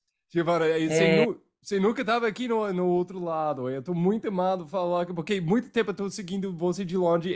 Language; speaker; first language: Portuguese; non-native, fluent; English